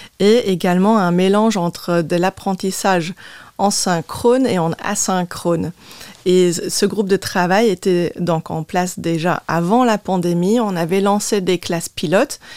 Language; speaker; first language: French; non-native, local second language; Luxembourgish